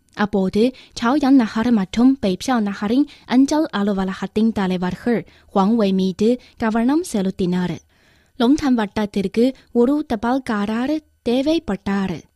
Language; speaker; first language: Tamil; non-native, fluent; Chinese